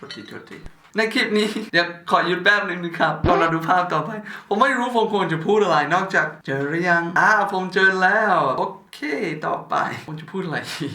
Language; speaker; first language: Thai; non-native, fluent; English